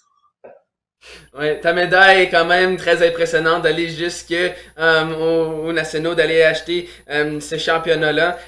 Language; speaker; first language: French; native; French